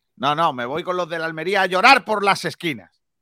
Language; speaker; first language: Spanish; native; Spanish